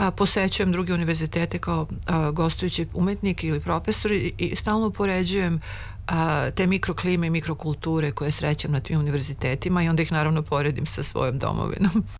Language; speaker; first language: Serbian; native; Serbian